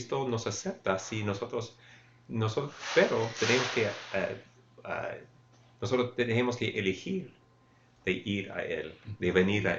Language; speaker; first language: Spanish; non-native, fluent; English